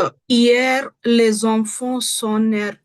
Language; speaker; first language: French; non-native, learner; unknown